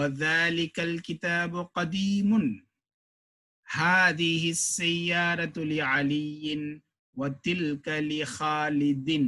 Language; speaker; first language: Arabic; non-native, fluent; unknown